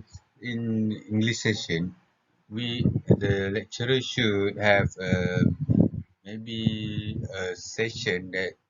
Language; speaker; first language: English; non-native, local second language; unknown